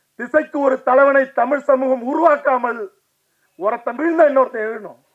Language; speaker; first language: Tamil; native; Tamil